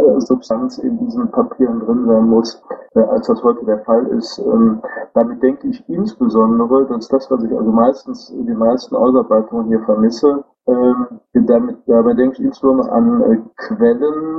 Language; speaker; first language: German; native; German